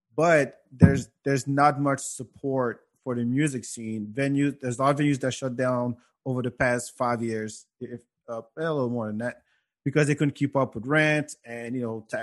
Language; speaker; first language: English; non-native, fluent; Wolof